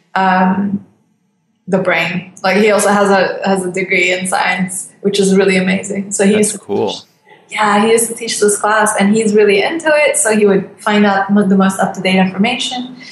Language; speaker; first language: English; non-native, fluent; Turkish